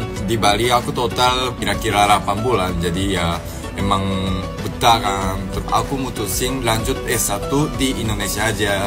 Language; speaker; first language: Indonesian; non-native, fluent; Japanese